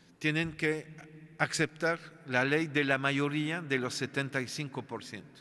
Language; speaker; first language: Spanish; non-native, fluent; French